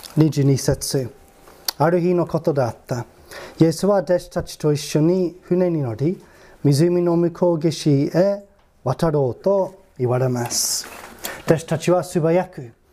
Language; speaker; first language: Japanese; non-native, fluent; English